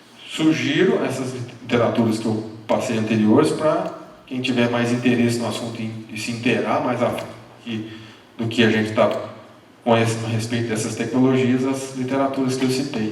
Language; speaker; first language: Portuguese; native; Portuguese